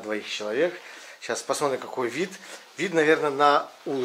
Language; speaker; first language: Russian; native; Russian